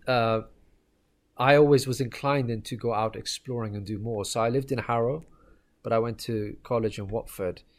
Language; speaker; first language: English; native; English